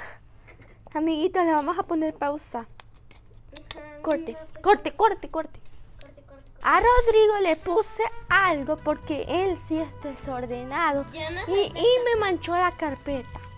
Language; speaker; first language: Spanish; native; Spanish